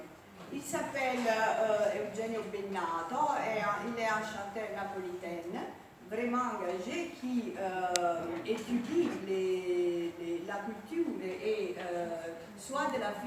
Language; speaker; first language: French; non-native, fluent; Italian